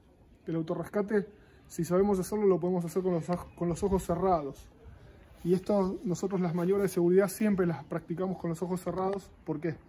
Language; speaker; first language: Spanish; native; Spanish